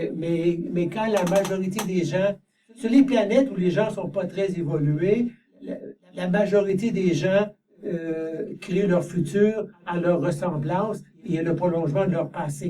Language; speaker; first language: French; native; French